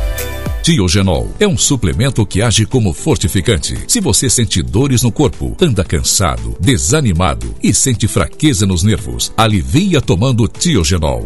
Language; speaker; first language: Portuguese; native; Portuguese